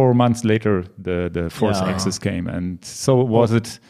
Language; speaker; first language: English; non-native, learner; German